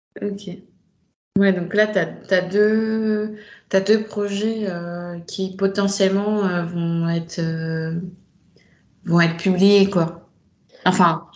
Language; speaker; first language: French; native; French